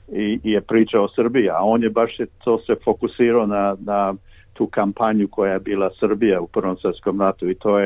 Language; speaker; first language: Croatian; early bilingual, heritage; Serbian